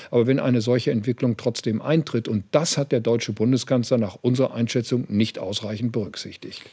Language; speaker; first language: German; native; German